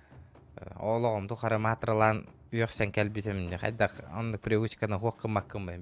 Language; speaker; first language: Russian; native; Russian